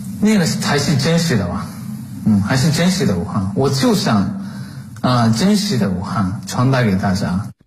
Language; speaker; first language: Chinese; non-native, fluent; Japanese